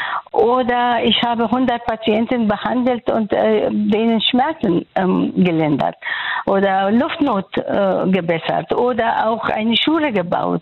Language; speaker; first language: German; non-native, fluent; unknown